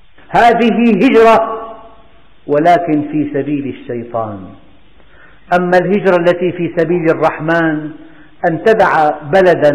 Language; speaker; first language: Arabic; native; Arabic